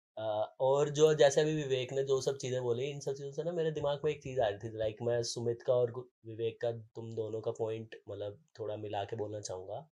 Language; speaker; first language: Hindi; native; Hindi